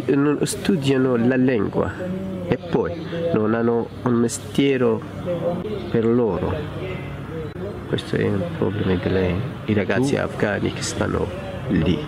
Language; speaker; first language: Italian; non-native, learner; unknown